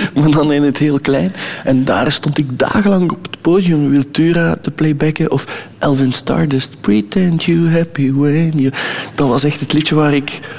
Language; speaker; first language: Dutch; native; Dutch